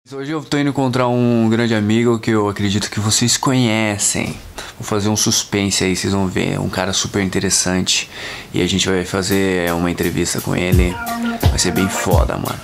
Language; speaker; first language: Portuguese; native; Portuguese